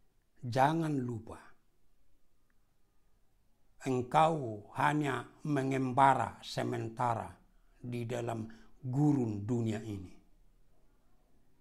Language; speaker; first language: Indonesian; non-native, local second language; Batak Toba